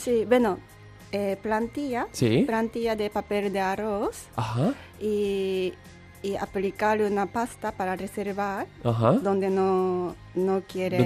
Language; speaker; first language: Spanish; non-native, learner; Japanese